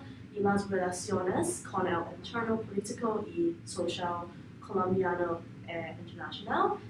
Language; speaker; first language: Spanish; non-native, learner; English